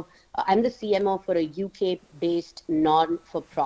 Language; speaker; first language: English; non-native, local second language; Hindi